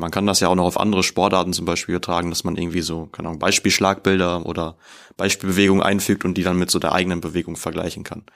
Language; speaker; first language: German; native; German